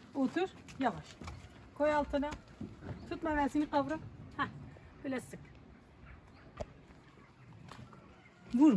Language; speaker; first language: Turkish; native; Turkish